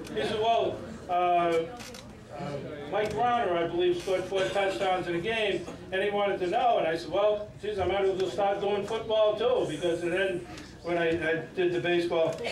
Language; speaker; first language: English; native; English